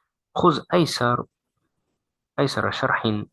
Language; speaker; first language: Arabic; non-native, fluent; French